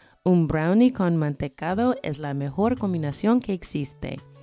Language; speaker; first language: Spanish; non-native, fluent; English